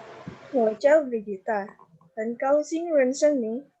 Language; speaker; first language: Chinese; non-native, learner; Indonesian